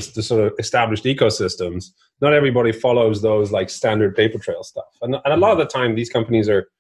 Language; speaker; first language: English; non-native, fluent; Norwegian